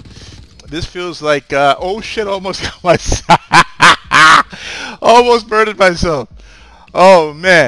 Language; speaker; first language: English; native; English